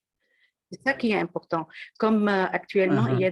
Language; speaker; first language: French; non-native, local second language; Arabic